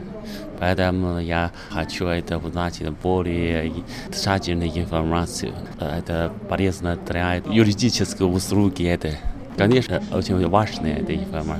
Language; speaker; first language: Russian; non-native, learner; Chinese